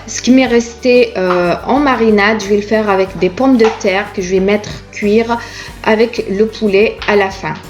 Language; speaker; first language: French; non-native, local second language; Kabyle